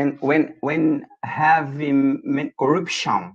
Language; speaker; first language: English; non-native, learner; Portuguese